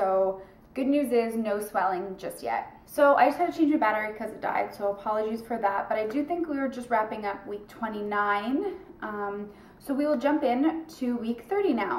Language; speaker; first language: English; native; English